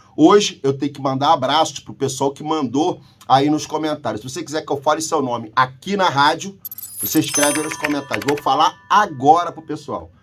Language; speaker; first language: Portuguese; native; Portuguese